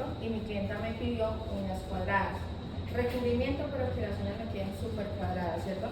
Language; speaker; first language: Spanish; native; Spanish